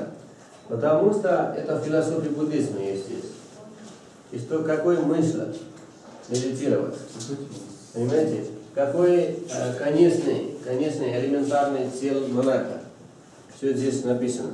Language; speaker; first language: Russian; non-native, learner; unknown